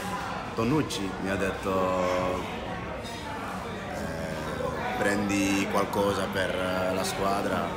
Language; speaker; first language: Italian; non-native, learner; Dutch